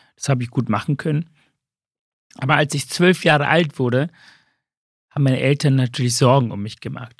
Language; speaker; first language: German; early bilingual, other home language; Sinhala